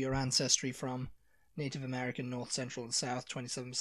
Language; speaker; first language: English; native; English